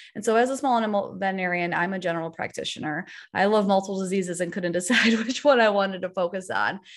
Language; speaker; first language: English; native; English